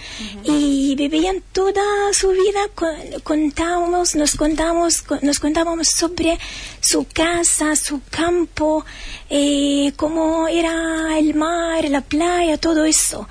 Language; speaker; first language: Spanish; non-native, fluent; Arabic